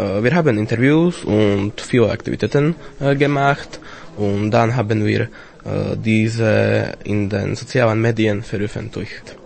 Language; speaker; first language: German; non-native, fluent; Slovak